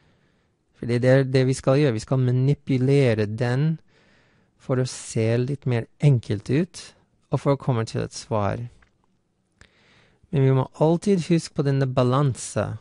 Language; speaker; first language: Norwegian; non-native, fluent; English